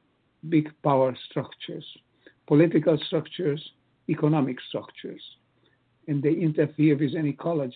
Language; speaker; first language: English; non-native, fluent; Hungarian